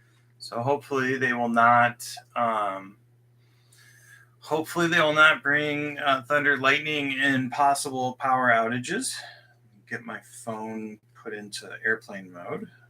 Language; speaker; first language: English; native; English